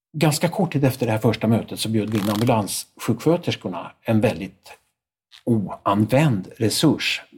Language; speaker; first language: Swedish; native; Swedish